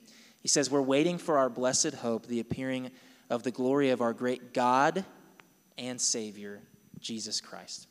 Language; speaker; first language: English; native; English